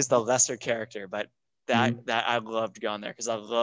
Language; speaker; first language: English; native; English